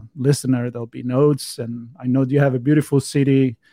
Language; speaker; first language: English; non-native, fluent; Italian